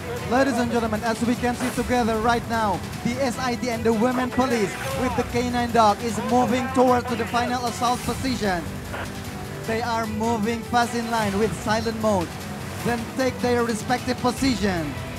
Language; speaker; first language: English; non-native, fluent; Indonesian